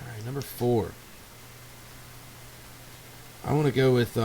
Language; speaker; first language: English; native; English